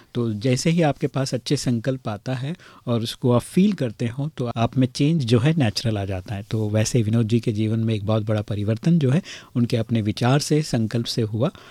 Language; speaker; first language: Hindi; native; Hindi